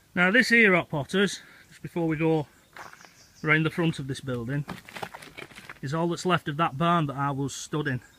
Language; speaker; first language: English; native; English